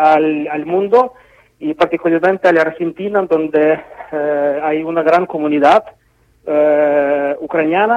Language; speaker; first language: Spanish; non-native, fluent; Ukrainian